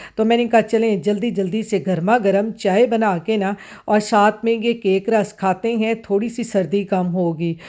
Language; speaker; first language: Urdu; non-native, local second language; Punjabi